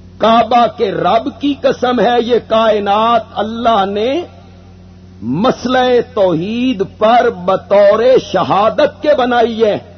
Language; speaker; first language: Urdu; non-native, local second language; Punjabi